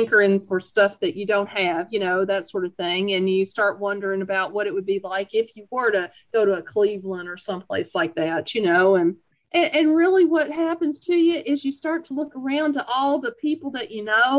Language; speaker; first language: English; native; English